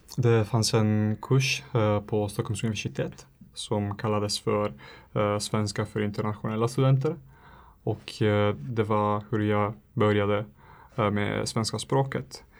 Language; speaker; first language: Swedish; non-native, learner; Italian